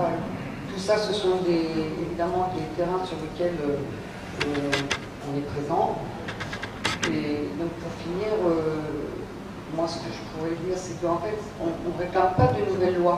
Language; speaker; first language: French; native; French